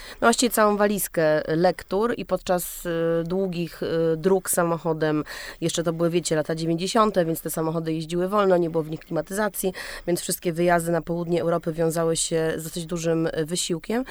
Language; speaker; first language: Polish; native; Polish